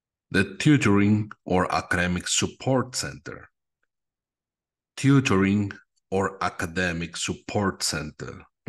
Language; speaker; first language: English; non-native, fluent; Spanish